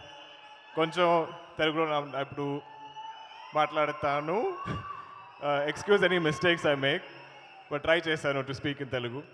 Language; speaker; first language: Telugu; non-native, learner; Malayalam